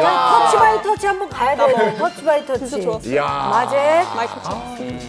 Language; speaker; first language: Korean; native; Korean